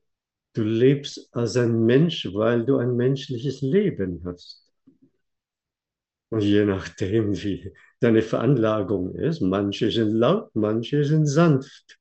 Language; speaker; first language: German; non-native, fluent; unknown